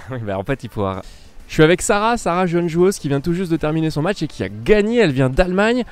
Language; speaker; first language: French; native; French